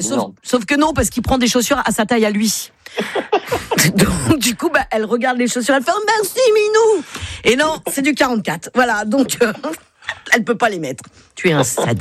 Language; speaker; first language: French; native; French